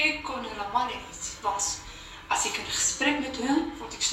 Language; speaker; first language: Dutch; non-native, learner; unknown